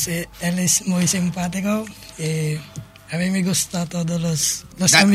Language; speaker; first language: Spanish; non-native, learner; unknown